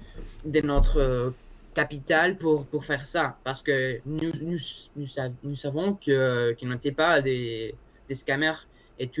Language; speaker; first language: French; non-native, learner; Spanish